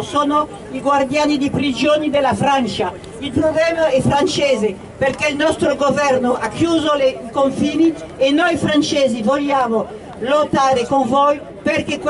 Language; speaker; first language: Italian; non-native, fluent; French